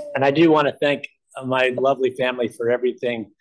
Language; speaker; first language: English; native; English